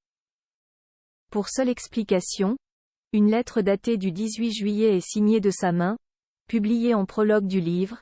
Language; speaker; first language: French; native; French